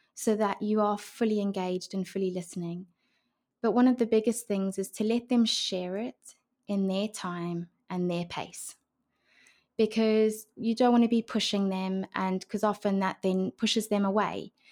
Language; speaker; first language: English; native; English